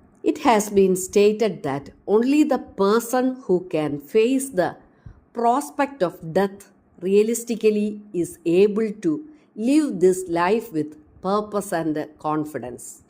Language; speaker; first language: English; non-native, local second language; Malayalam